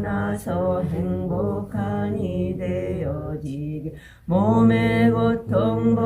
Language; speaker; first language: Korean; native; Korean